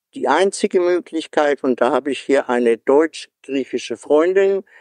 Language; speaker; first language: German; native; German